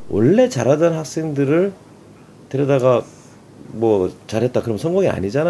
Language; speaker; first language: Korean; native; Korean